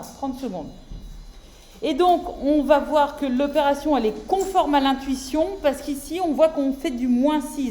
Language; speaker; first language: French; native; French